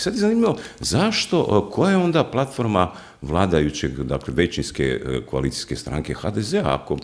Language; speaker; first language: Croatian; native; Croatian